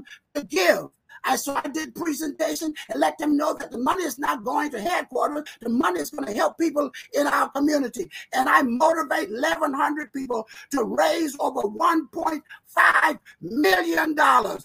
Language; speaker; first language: English; native; English